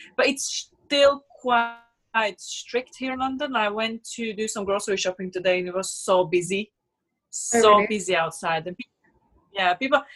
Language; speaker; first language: English; non-native, fluent; Slovak